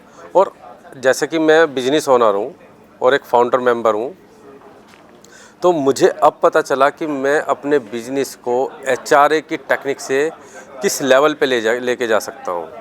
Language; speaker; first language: Hindi; native; Hindi